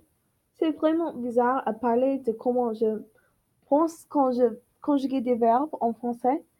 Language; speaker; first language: French; non-native, learner; English